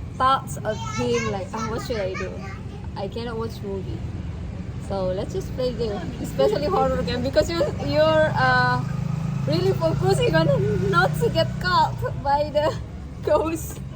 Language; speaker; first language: English; non-native, fluent; Indonesian